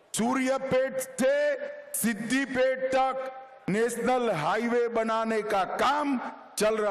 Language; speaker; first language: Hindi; non-native, local second language; Gujarati